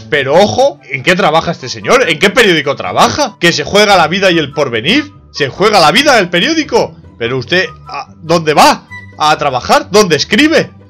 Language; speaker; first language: Spanish; native; Spanish